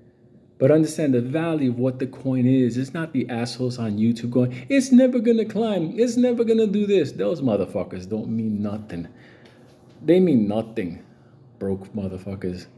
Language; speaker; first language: English; native; English